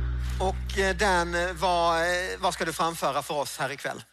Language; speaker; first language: Swedish; native; Swedish